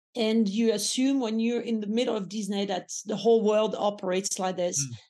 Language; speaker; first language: English; non-native, fluent; French